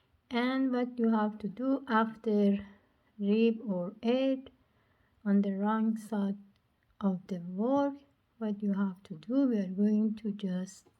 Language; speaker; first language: English; non-native, learner; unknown